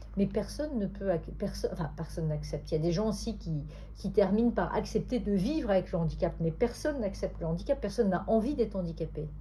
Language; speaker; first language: French; native; French